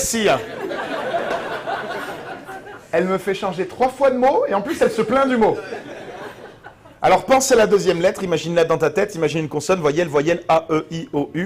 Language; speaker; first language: French; native; French